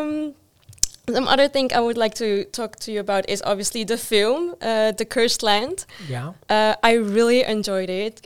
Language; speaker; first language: English; non-native, fluent; Dutch